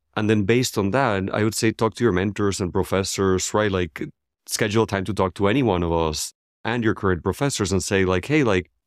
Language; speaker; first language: English; non-native, fluent; Spanish